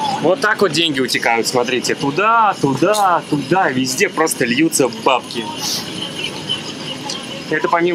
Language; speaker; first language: Russian; native; Russian